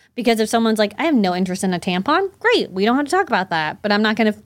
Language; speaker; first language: English; early bilingual, other home language; Chinese